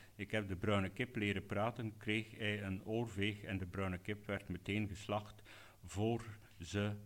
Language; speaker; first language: Dutch; native; Dutch